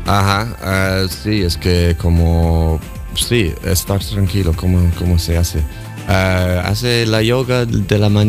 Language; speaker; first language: Spanish; non-native, fluent; English